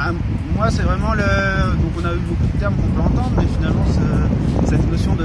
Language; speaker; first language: French; native; French